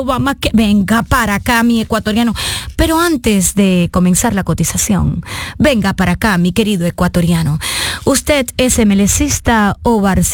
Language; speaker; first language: Spanish; native; Spanish